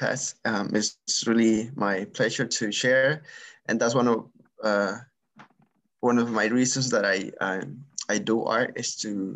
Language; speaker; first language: English; non-native, fluent; Spanish